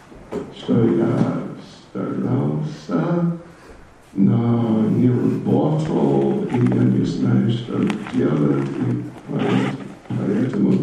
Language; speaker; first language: Russian; non-native, learner; English